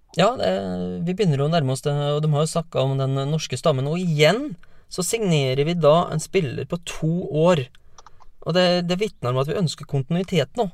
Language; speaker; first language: Norwegian; native; Norwegian